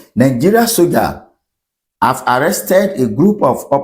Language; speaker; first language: English; non-native, local second language; Yoruba